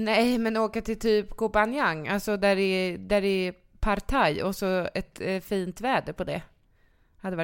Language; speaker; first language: Swedish; native; Swedish